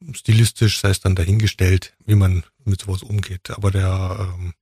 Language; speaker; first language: German; native; German